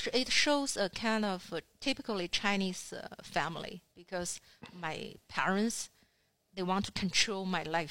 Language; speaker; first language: English; non-native, fluent; Chinese